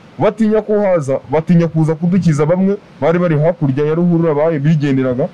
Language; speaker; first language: Kinyarwanda; native; Kinyarwanda